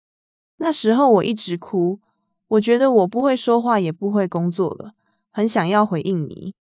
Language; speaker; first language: Chinese; non-native, fluent; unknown